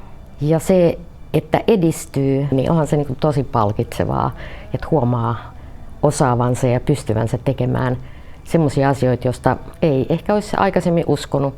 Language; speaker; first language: Finnish; native; Finnish